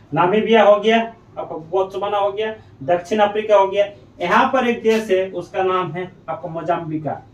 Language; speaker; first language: Hindi; native; Hindi